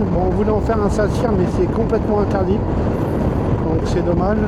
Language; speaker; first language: French; native; French